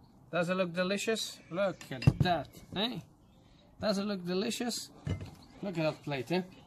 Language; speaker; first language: English; non-native, fluent; Portuguese